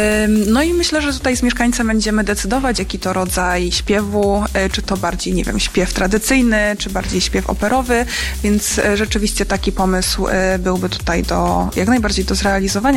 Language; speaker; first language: Polish; native; Polish